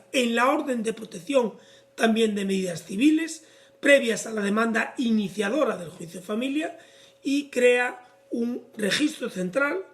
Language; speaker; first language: Spanish; native; Spanish